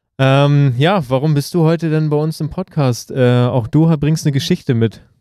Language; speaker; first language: German; native; German